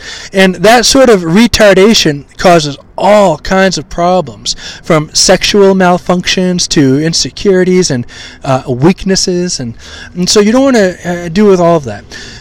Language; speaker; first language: English; native; English